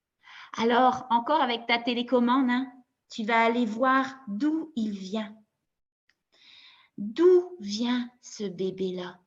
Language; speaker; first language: French; native; French